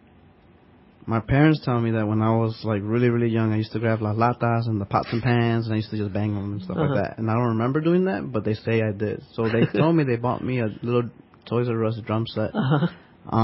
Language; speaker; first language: English; early bilingual, other home language; Spanish